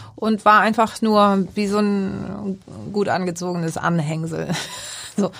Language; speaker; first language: German; early bilingual, other home language; Greek